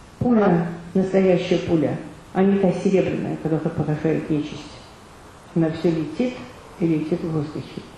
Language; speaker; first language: Russian; native; Russian